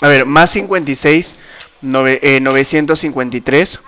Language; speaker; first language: Spanish; native; Spanish